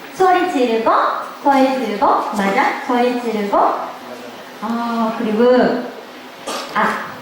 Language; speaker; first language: Korean; non-native, learner; Japanese